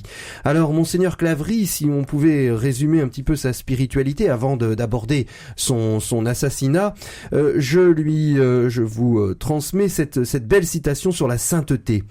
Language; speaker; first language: French; native; French